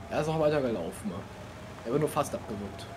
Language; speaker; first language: German; native; German